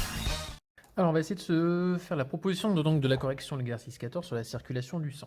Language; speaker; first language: French; native; French